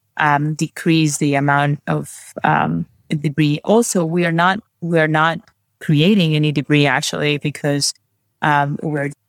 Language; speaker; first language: English; non-native, fluent; Spanish